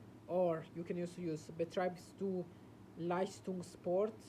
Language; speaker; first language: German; non-native, learner; Italian